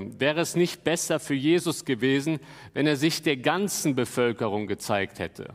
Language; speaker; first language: German; native; German